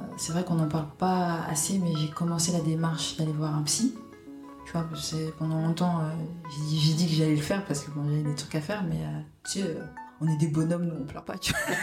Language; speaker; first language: French; early bilingual, other home language; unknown